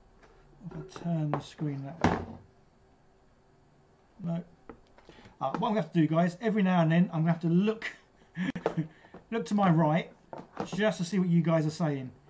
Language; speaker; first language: English; native; English